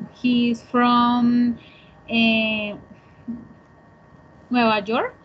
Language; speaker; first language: English; non-native, learner; Spanish